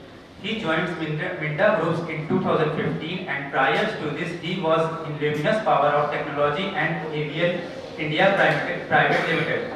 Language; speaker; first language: English; non-native, local second language; Hindi